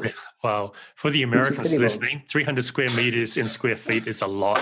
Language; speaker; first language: English; native; English